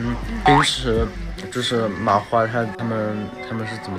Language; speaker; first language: Chinese; non-native, fluent; Thai